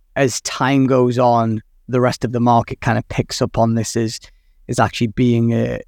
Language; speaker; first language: English; native; English